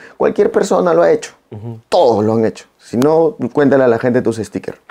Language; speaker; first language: Spanish; native; Spanish